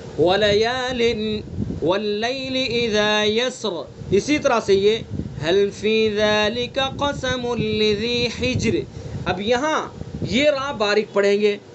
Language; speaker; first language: Urdu; native; Urdu